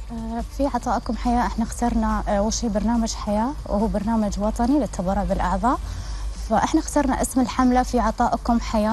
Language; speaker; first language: Arabic; native; Arabic